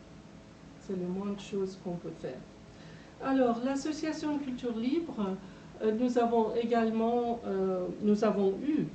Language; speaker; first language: French; non-native, fluent; Persian